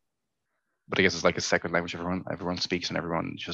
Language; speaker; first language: English; non-native, fluent; Dutch